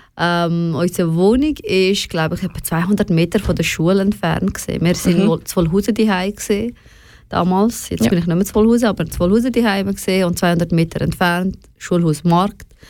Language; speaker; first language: German; early bilingual, other home language; Persian